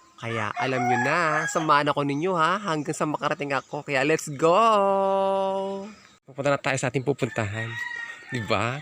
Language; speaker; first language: Filipino; native; Filipino